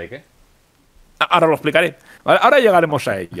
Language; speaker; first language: Spanish; native; Spanish